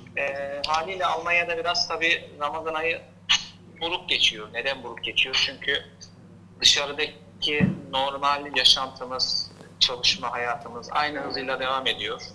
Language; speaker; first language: Turkish; early bilingual, heritage; Turkish